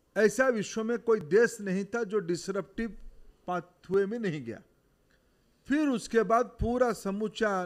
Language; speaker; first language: Hindi; non-native, local second language; Odia